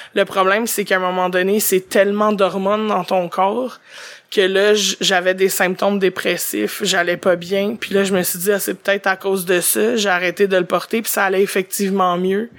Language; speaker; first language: French; native; French